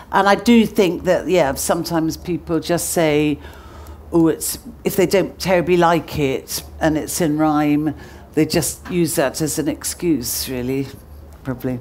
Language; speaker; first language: English; native; English